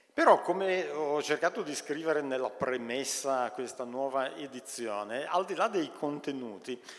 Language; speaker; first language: Italian; native; Italian